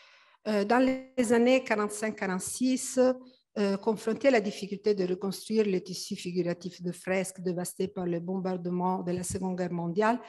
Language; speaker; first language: French; non-native, fluent; Italian